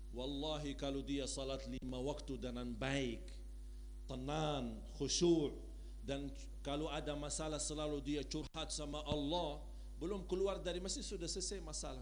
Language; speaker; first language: Indonesian; non-native, fluent; Arabic